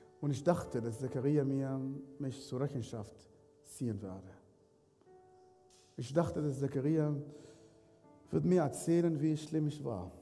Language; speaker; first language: German; non-native, fluent; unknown